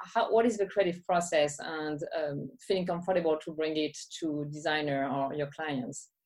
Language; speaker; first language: English; non-native, fluent; French